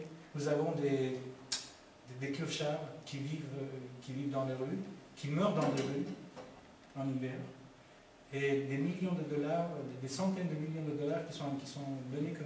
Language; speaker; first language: French; non-native, fluent; Persian